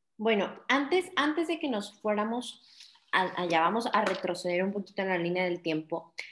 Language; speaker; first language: Spanish; native; Spanish